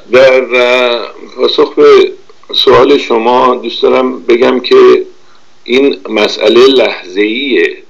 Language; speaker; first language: Persian; native; Persian